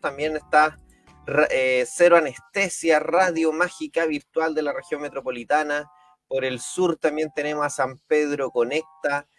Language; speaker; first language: Spanish; native; Spanish